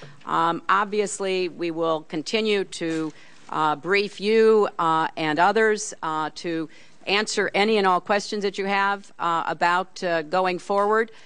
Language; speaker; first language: English; native; English